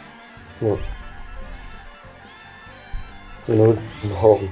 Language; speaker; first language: German; non-native, local second language; Luxembourgish